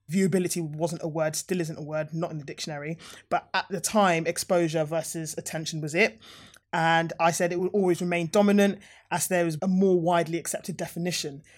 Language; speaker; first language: English; native; English